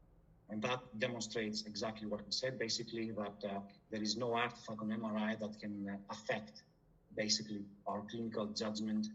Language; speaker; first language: English; non-native, fluent; Greek